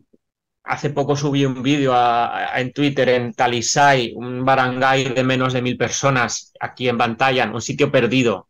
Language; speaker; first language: Spanish; native; Spanish